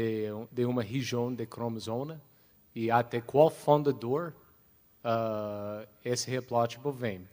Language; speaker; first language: Portuguese; non-native, fluent; English